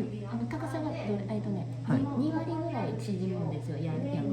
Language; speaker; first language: Japanese; native; Japanese